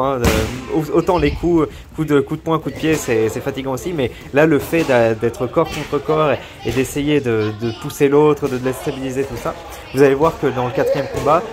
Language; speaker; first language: French; native; French